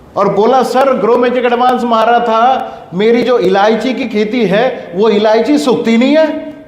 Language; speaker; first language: Hindi; non-native, local second language; Kannada